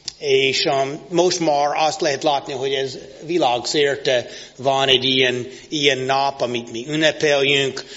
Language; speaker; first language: Hungarian; non-native, fluent; English